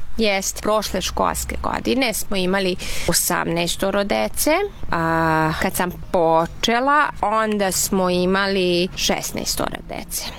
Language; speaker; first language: Serbian; non-native, local second language; Hungarian